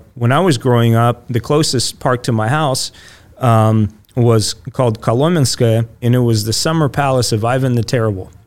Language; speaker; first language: English; early bilingual, other home language; Russian